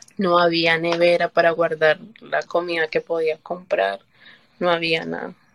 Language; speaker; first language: Spanish; native; Spanish